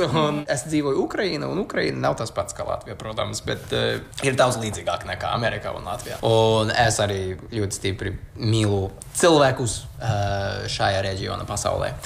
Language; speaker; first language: Latvian; non-native, fluent; English